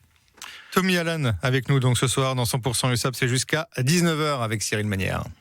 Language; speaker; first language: French; native; French